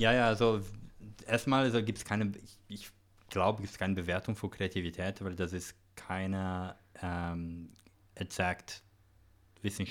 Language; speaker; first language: German; non-native, learner; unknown